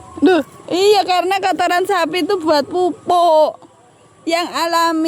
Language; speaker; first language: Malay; non-native, local second language; Javanese